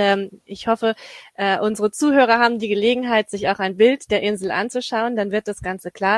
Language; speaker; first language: German; native; German